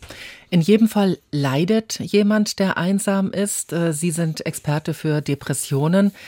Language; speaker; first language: German; native; German